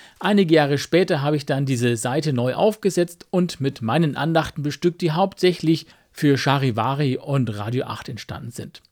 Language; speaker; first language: German; native; German